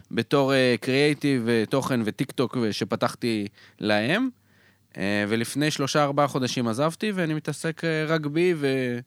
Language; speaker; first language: Hebrew; early bilingual, other home language; Russian